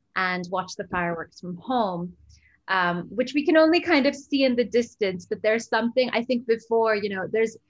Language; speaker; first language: English; early bilingual, other home language; Gujarati